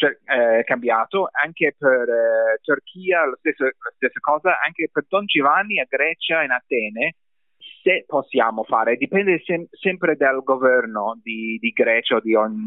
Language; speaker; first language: Italian; non-native, fluent; English